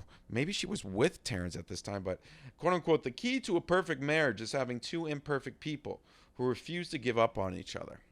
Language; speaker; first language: English; native; English